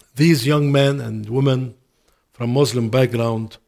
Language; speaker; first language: English; non-native, fluent; Arabic